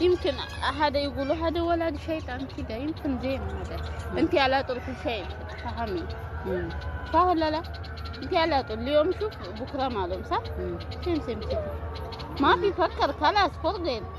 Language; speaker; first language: Arabic; non-native, learner; Amharic